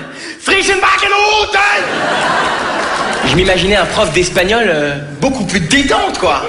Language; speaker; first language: French; native; French